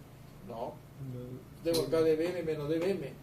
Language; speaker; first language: Spanish; native; Spanish